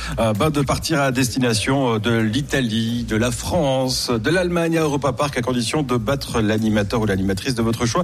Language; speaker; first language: French; native; French